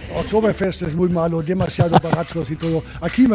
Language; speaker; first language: Spanish; non-native, learner; German